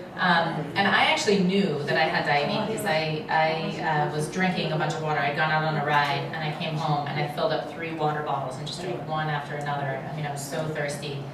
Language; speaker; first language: English; native; English